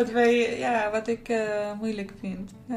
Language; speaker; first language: Dutch; non-native, learner; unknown